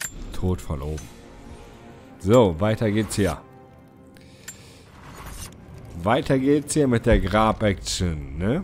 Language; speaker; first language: German; native; German